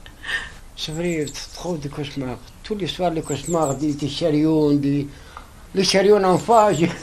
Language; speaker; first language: French; non-native, learner; Arabic